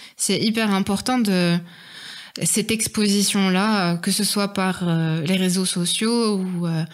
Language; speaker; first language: French; non-native, local second language; Arabic